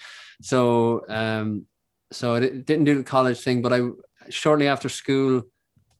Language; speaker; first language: English; native; English